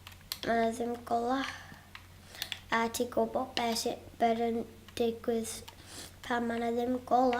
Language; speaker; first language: Welsh; non-native, local second language; English